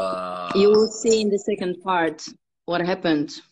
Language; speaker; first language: English; non-native, fluent; Polish